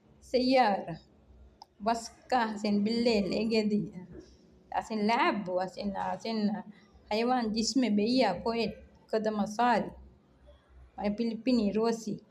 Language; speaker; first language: Arabic; non-native, learner; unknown